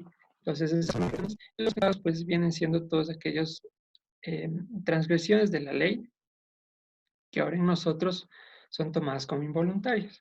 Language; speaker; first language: Spanish; native; Spanish